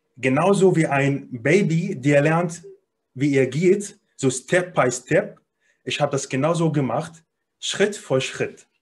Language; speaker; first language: German; non-native, fluent; Arabic